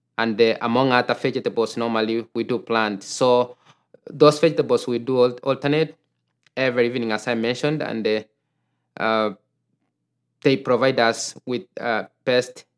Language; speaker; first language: English; non-native, local second language; Gusii